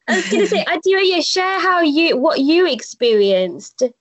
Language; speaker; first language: English; native; English